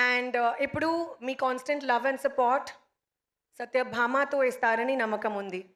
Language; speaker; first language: Telugu; non-native, learner; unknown